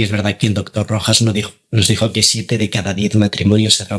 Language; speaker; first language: Spanish; native; Spanish